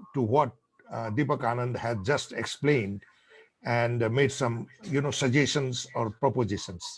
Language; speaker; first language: English; non-native, local second language; Nepali